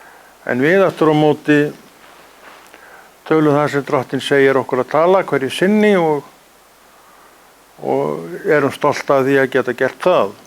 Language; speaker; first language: Icelandic; native; Icelandic